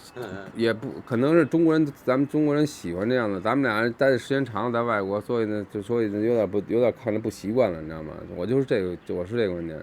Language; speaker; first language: Chinese; native; Chinese